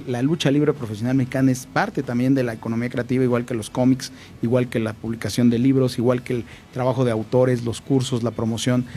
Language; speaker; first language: Spanish; native; Spanish